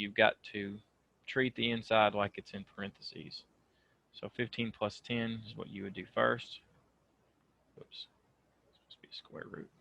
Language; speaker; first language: English; native; English